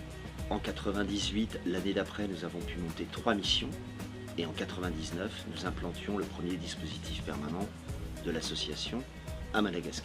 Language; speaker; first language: French; native; French